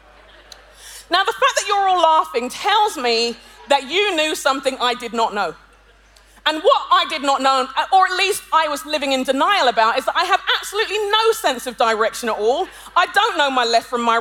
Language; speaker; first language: English; native; English